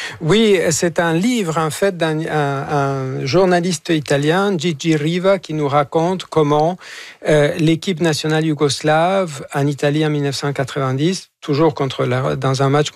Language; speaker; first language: French; non-native, fluent; Spanish